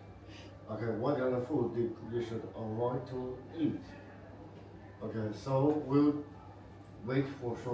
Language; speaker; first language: English; non-native, fluent; Chinese